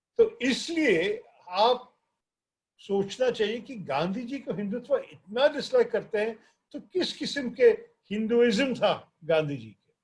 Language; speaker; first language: Hindi; non-native, local second language; Malayalam